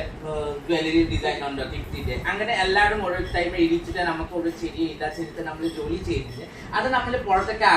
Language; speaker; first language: Malayalam; non-native, learner; Assamese